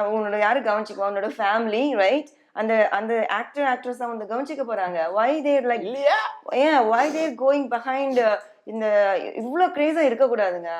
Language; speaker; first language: Tamil; non-native, fluent; English